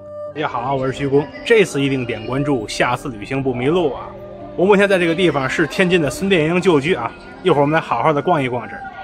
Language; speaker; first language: Chinese; native; Chinese